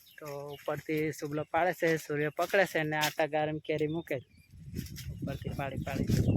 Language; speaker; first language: Gujarati; non-native, local second language; Vasavi